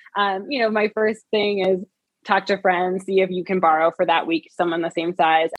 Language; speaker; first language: English; native; English